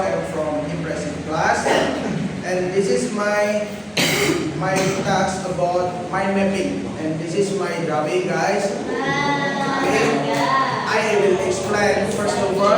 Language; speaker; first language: English; non-native, learner; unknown